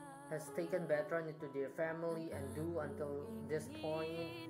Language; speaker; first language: English; non-native, fluent; Indonesian